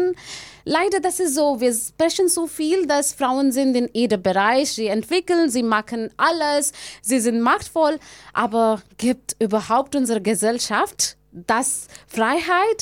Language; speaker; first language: German; non-native, learner; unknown